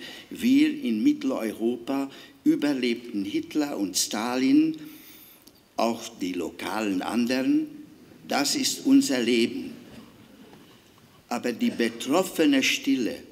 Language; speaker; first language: German; non-native, fluent; Hungarian